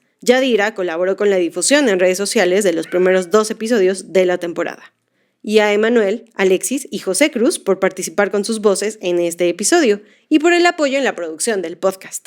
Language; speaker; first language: Spanish; native; Spanish